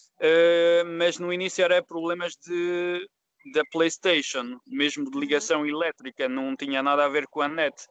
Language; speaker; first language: Portuguese; early bilingual, heritage; Portuguese